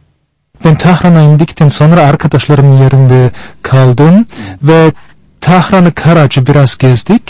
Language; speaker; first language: Turkish; non-native, fluent; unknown